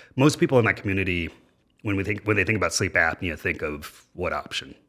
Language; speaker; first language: English; native; English